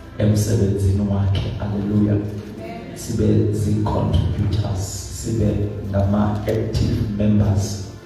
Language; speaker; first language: Zulu; non-native, local second language; Xhosa